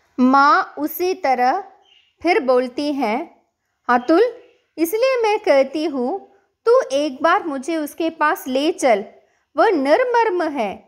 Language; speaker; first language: Hindi; non-native, local second language; Malayalam